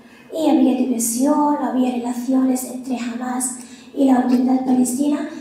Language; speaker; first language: Spanish; non-native, fluent; Arabic